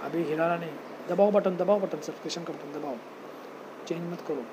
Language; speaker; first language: Hindi; non-native, local second language; Marathi